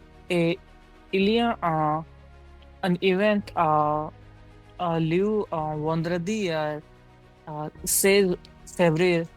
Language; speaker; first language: French; non-native, learner; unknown